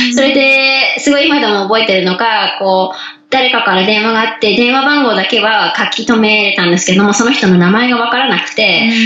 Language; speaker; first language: Japanese; native; Japanese